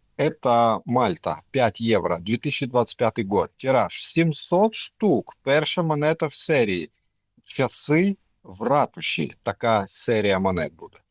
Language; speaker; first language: Ukrainian; non-native, local second language; Russian